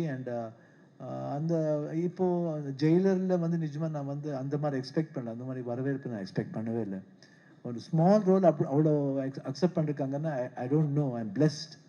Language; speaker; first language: Tamil; non-native, local second language; Kannada